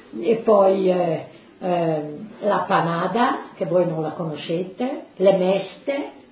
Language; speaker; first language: Italian; native; Italian